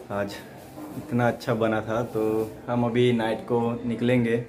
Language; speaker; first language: Hindi; non-native, local second language; Gujarati